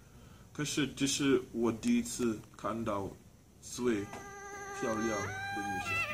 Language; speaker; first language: Chinese; non-native, learner; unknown